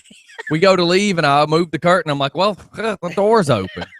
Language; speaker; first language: English; native; English